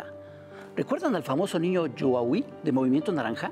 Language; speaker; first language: Spanish; native; Spanish